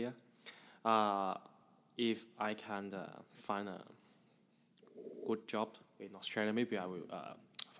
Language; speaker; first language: English; non-native, learner; Chinese